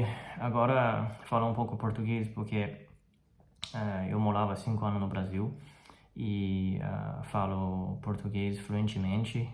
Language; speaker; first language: Portuguese; non-native, fluent; Chinese